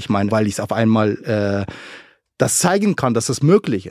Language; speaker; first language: German; early bilingual, other home language; Arabic